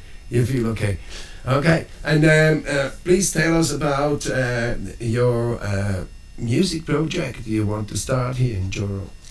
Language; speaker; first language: English; non-native, learner; German